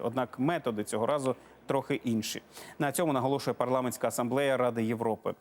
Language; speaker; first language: Ukrainian; native; Ukrainian